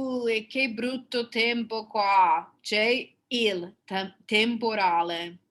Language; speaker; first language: Italian; non-native, fluent; English